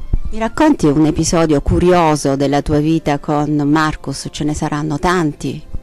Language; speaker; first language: Italian; native; Italian